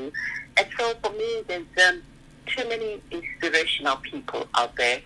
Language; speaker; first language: English; non-native, local second language; Zulu